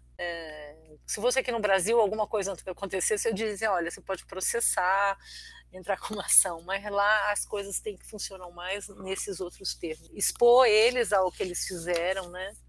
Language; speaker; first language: Portuguese; early bilingual, other home language; Armenian